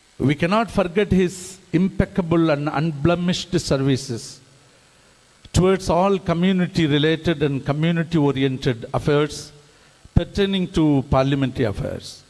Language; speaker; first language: English; non-native, local second language; Tamil